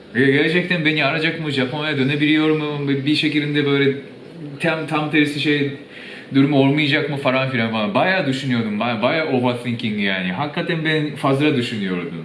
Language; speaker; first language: Turkish; non-native, fluent; Japanese